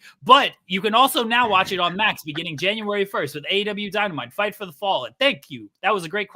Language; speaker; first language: English; native; English